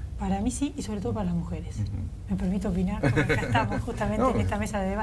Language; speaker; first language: Spanish; native; Spanish